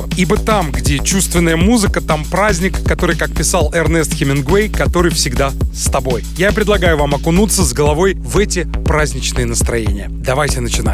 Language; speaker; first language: Russian; native; Russian